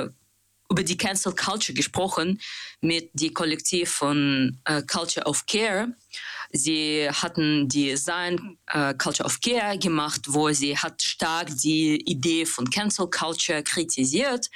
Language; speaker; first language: German; non-native, learner; Russian